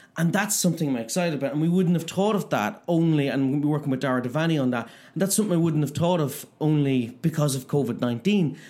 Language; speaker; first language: English; native; English